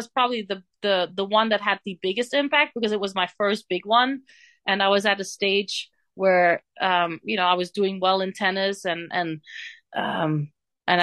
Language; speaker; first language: English; non-native, fluent; Dutch